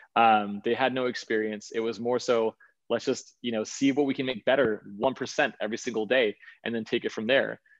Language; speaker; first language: English; early bilingual, other home language; Danish